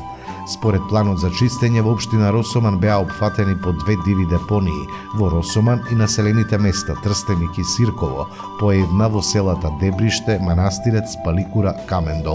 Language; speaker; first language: Macedonian; native; Macedonian